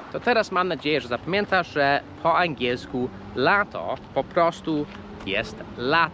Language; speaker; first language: Polish; non-native, fluent; English